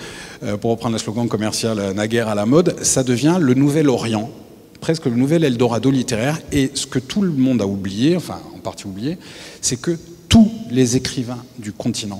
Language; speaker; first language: French; native; French